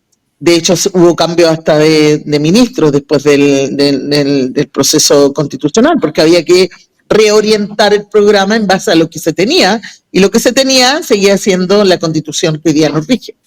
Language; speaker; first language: Spanish; native; Spanish